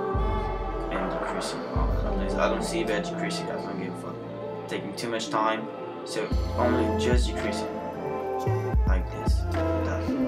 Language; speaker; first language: English; non-native, fluent; French